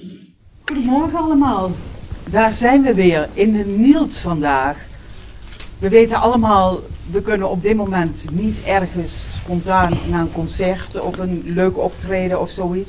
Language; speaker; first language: Dutch; native; Dutch